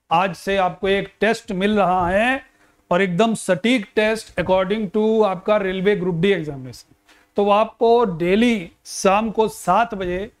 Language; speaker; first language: Hindi; native; Hindi